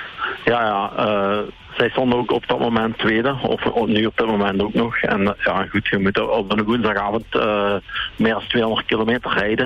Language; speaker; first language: Dutch; native; Dutch